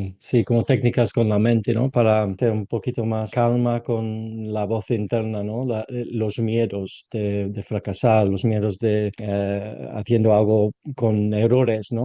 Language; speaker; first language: Spanish; non-native, learner; English